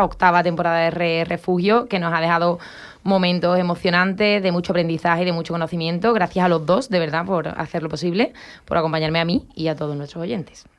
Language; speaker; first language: Spanish; native; Spanish